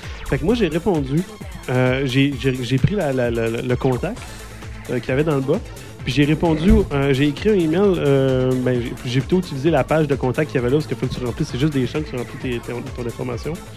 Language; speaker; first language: French; native; French